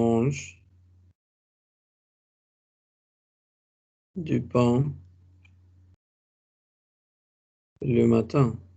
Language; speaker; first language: French; non-native, fluent; Spanish